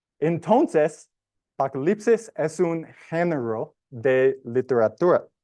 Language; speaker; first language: Spanish; non-native, learner; English